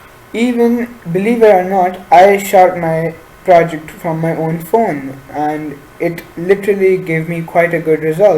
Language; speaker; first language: English; non-native, local second language; Urdu